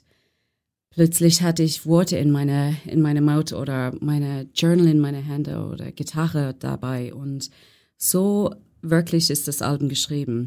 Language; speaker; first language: German; non-native, learner; English